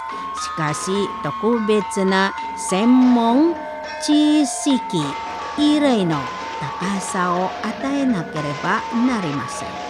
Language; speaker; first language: Japanese; non-native, learner; Indonesian